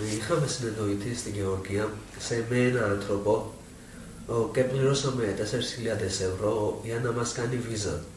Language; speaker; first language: Greek; non-native, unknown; Georgian